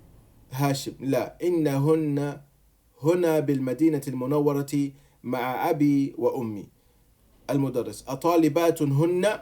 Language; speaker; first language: Arabic; non-native, fluent; English